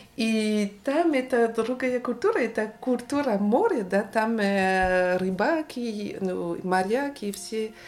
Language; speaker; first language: Russian; non-native, fluent; French